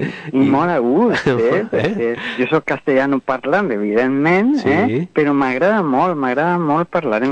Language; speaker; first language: Catalan; non-native, local second language; Spanish